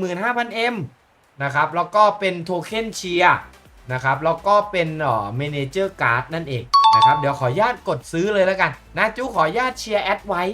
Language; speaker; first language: Thai; native; Thai